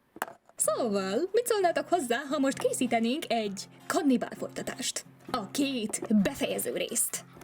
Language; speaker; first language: Hungarian; native; Hungarian